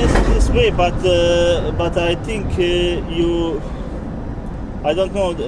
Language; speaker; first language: English; non-native, learner; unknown